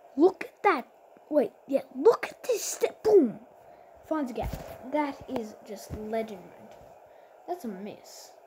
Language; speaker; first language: English; native; English